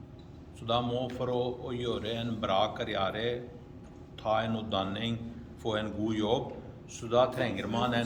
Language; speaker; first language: Norwegian; non-native, fluent; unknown